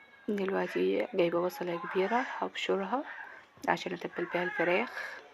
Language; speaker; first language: Arabic; native; Arabic